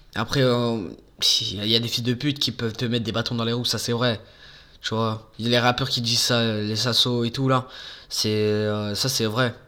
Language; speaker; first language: French; native; French